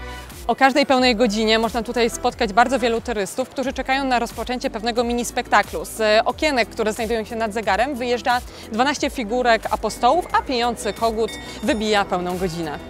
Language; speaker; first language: Polish; native; Polish